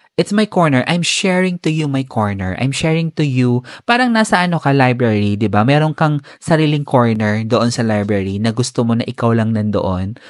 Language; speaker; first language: Filipino; non-native, local second language; Cebuano